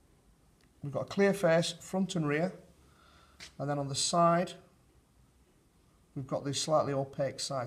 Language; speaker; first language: English; native; English